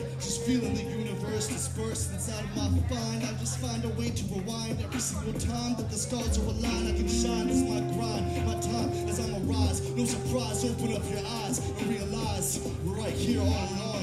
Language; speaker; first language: English; native; English